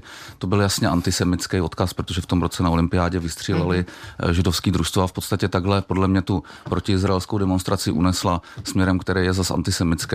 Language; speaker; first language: Czech; native; Czech